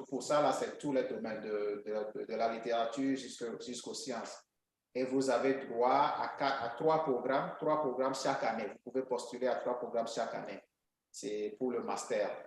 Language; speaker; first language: French; non-native, local second language; Ewe